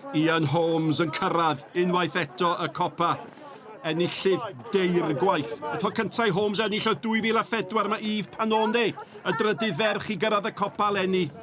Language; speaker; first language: Welsh; native; Welsh